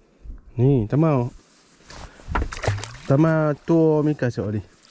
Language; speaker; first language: Finnish; non-native, learner; Malay